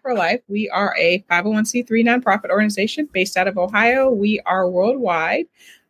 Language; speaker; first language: English; native; English